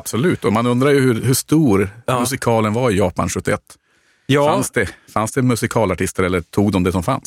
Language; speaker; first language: Swedish; native; Swedish